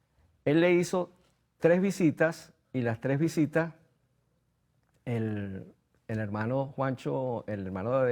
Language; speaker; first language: Spanish; native; Spanish